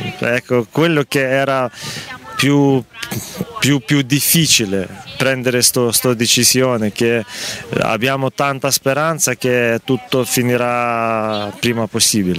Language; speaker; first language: Italian; non-native, learner; Ukrainian